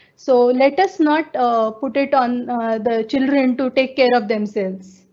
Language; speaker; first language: English; non-native, local second language; Marathi